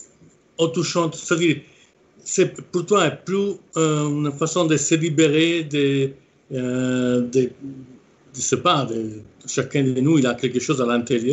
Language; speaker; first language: French; non-native, fluent; Italian